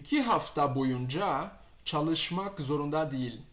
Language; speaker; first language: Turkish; non-native, fluent; Portuguese